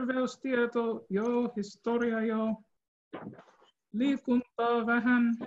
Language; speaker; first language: Finnish; non-native, learner; English